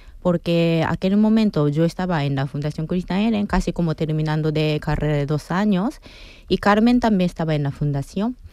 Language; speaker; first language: Spanish; non-native, fluent; Japanese